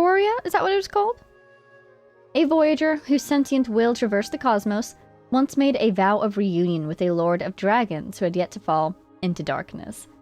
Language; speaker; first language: English; native; English